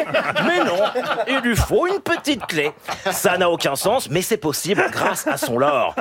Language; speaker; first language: French; native; French